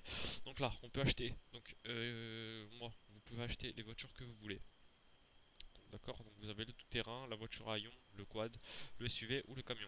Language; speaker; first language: French; native; French